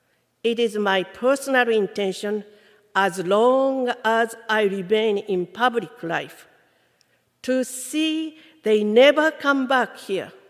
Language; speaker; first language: English; non-native, fluent; Japanese